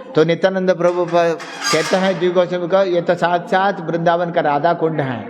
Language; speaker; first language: Hindi; non-native, local second language; Kannada